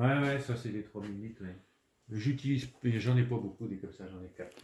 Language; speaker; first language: French; native; French